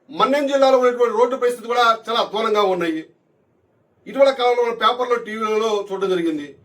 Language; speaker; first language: Telugu; native; Telugu